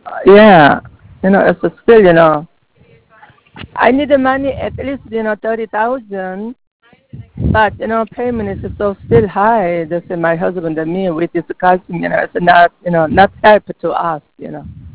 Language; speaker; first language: English; non-native, learner; Korean